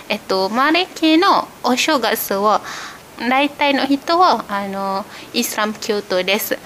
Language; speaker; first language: Japanese; non-native, fluent; Malay